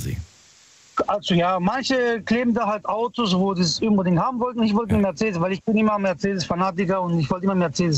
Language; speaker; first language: German; early bilingual, other home language; Italian